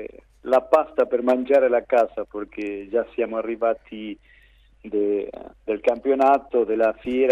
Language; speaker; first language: Italian; non-native, fluent; Spanish